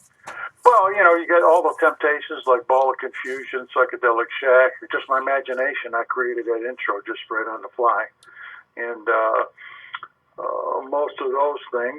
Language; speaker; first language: English; native; English